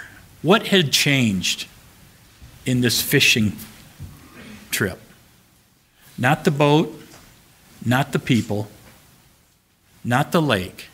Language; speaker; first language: English; native; English